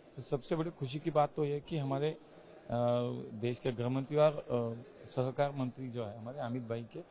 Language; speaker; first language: Hindi; non-native, local second language; Marathi